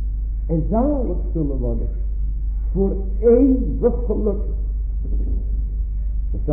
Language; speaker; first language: Dutch; native; Dutch